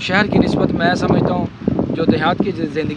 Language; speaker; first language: Hindi; non-native, local second language; Punjabi